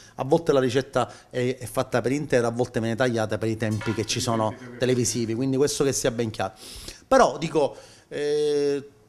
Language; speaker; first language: Italian; native; Italian